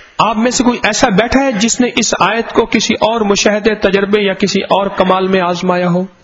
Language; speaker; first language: Urdu; non-native, local second language; Punjabi